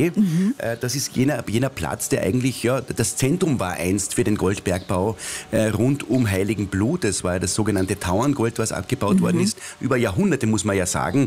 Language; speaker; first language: German; native; German